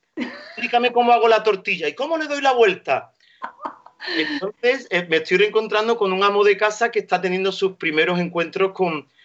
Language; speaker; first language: Spanish; native; Spanish